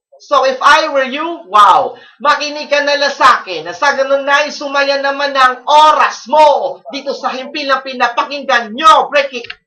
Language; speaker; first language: Filipino; non-native, local second language; Iloko